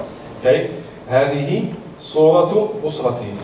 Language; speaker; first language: Arabic; non-native, fluent; Italian